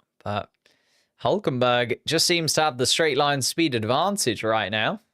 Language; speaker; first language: English; native; English